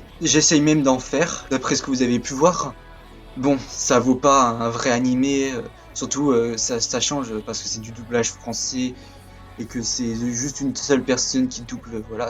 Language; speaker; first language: French; native; French